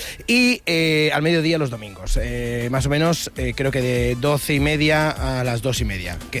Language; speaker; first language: Spanish; native; Spanish